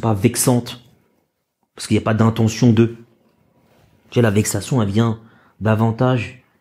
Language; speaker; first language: French; native; French